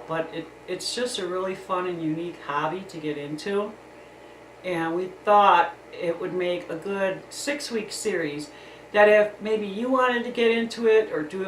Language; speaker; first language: English; native; English